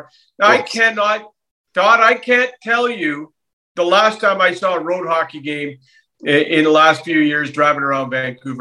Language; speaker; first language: English; native; English